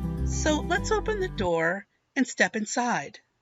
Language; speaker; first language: English; native; English